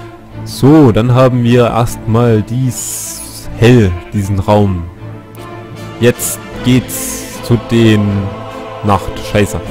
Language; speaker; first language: German; native; German